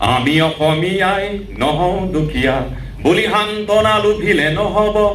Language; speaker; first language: Assamese; non-native, local second language; Karbi